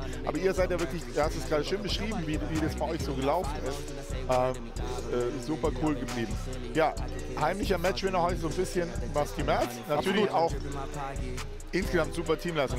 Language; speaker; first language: German; native; German